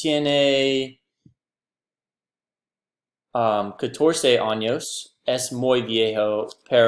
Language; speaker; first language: Spanish; non-native, learner; English